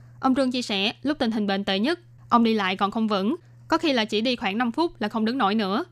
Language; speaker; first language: Vietnamese; native; Vietnamese